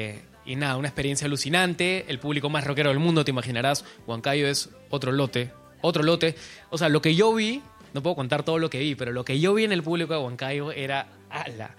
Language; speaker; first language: Spanish; native; Spanish